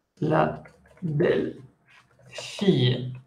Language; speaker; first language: French; non-native, fluent; Spanish